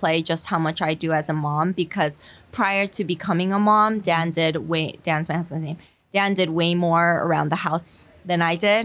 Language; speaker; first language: English; non-native, fluent; Korean